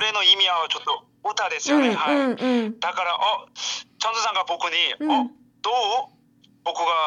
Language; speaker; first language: Japanese; non-native, learner; Korean